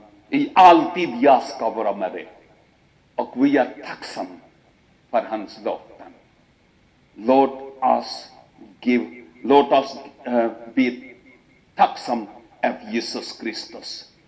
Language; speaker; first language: Swedish; non-native, fluent; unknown